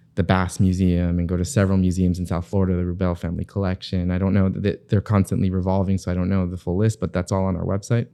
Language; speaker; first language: English; native; English